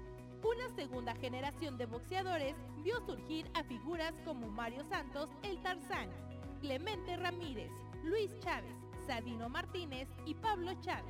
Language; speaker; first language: Spanish; native; Spanish